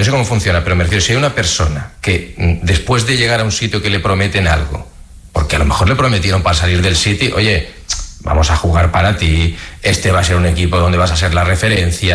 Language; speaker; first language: Spanish; native; Spanish